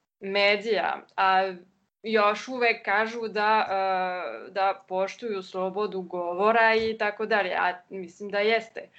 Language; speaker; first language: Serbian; non-native, learner; French